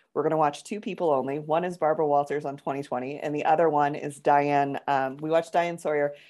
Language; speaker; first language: English; native; English